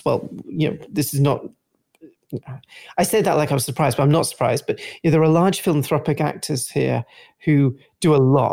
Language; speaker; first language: English; native; English